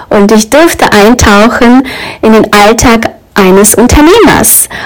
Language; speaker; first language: German; early bilingual, other home language; Russian